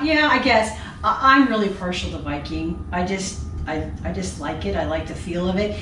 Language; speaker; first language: English; native; English